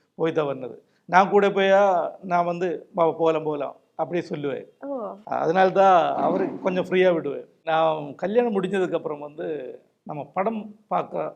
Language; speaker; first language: Tamil; non-native, local second language; Malayalam